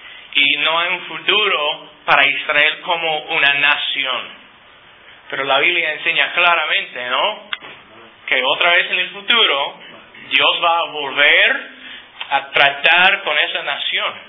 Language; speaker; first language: Spanish; non-native, fluent; English